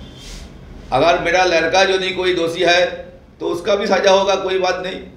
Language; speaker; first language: Hindi; non-native, local second language; Bangla